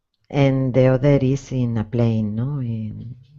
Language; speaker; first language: English; non-native, learner; Spanish